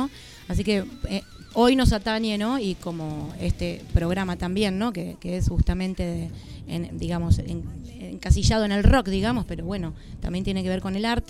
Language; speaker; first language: Spanish; native; Spanish